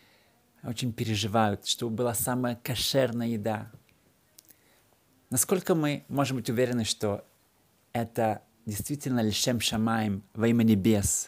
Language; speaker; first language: Russian; native; Russian